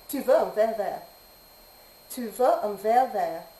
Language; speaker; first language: French; non-native, learner; English